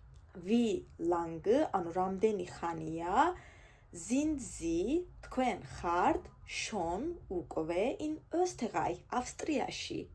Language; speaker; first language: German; non-native, fluent; Georgian